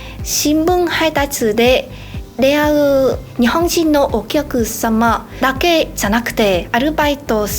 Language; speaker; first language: Japanese; non-native, learner; Vietnamese